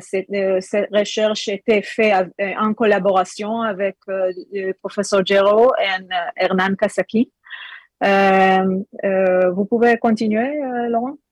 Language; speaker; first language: French; non-native, learner; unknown